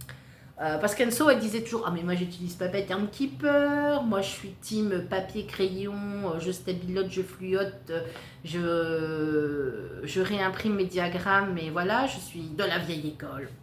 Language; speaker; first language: French; native; French